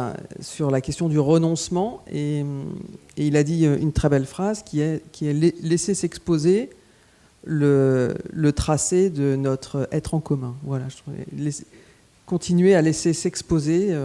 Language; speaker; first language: French; native; French